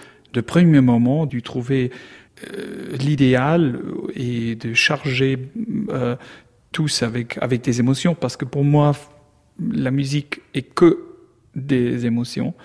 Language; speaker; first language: French; non-native, learner; German